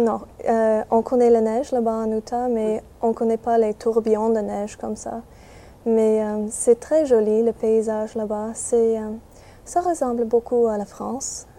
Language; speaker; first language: French; non-native, fluent; English